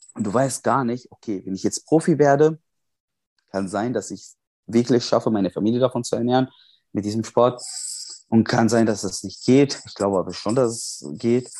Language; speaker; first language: German; non-native, fluent; Arabic